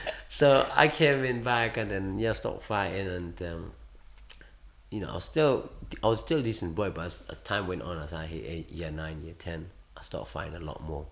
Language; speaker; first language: English; early bilingual, other home language; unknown